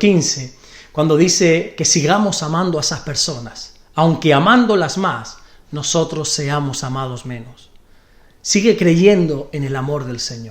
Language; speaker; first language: Spanish; native; Spanish